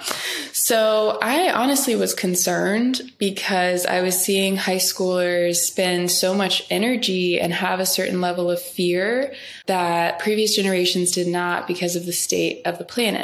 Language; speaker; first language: English; native; English